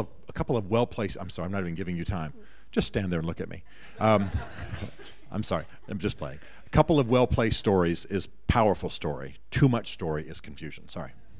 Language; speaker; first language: English; native; English